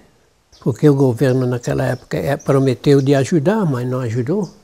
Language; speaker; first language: Portuguese; non-native, local second language; German